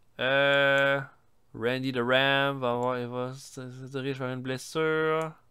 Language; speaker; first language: French; native; French